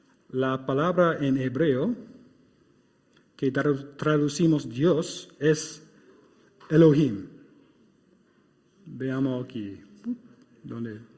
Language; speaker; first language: Spanish; non-native, fluent; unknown